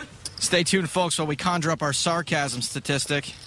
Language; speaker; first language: English; native; English